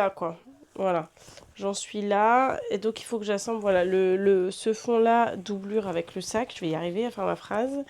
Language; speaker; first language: French; native; French